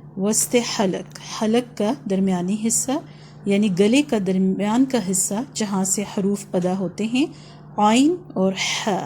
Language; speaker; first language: Urdu; native; Urdu